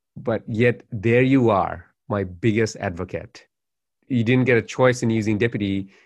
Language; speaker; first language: English; non-native, local second language; Bangla